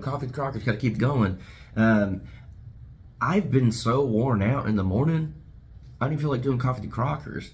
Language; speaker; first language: English; native; English